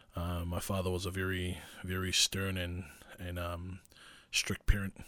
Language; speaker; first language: English; non-native, local second language; Māori